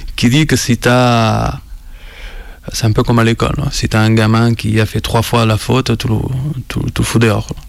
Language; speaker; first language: French; non-native, fluent; Spanish